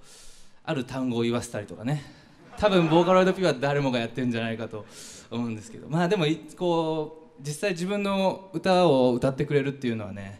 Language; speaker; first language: Japanese; native; Japanese